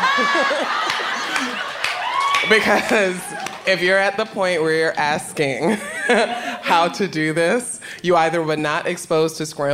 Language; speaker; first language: English; native; English